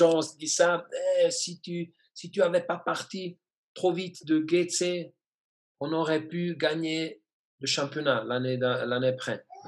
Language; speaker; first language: French; non-native, fluent; German